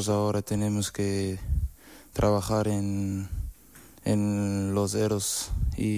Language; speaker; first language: Spanish; non-native, learner; Portuguese